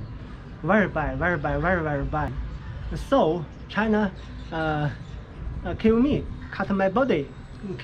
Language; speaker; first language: English; non-native, learner; Chinese